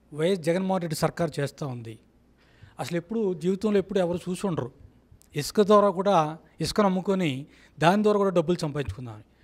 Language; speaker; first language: Telugu; native; Telugu